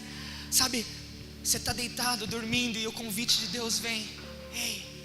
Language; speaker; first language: Portuguese; native; Portuguese